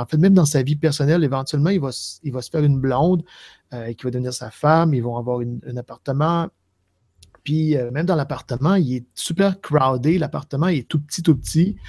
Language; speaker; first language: French; native; French